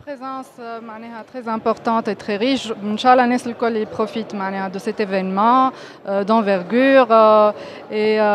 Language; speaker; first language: French; non-native, local second language; Arabic